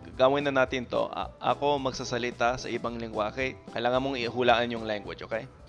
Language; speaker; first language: Filipino; non-native, fluent; English